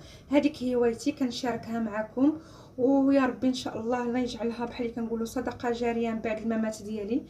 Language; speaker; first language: Arabic; native; Arabic